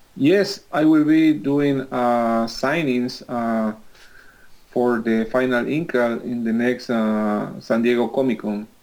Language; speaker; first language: English; non-native, fluent; Spanish